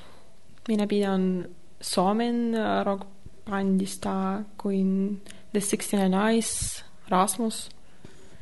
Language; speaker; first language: Finnish; non-native, learner; Russian